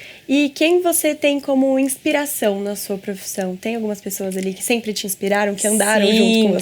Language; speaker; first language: Portuguese; native; Portuguese